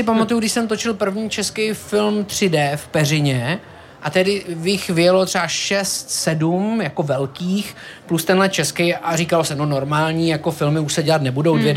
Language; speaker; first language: Czech; native; Czech